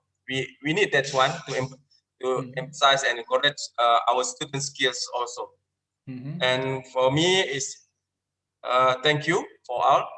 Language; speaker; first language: English; non-native, learner; Indonesian